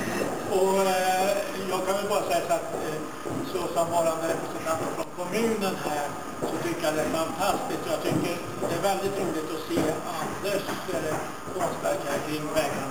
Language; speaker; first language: Swedish; native; Swedish